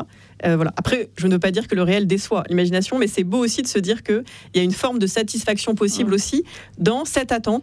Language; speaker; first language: French; native; French